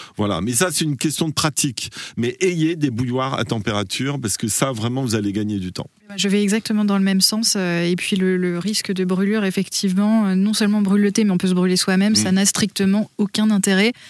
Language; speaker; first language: French; non-native, fluent; English